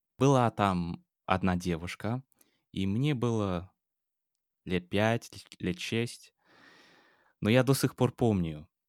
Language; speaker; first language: Russian; non-native, fluent; English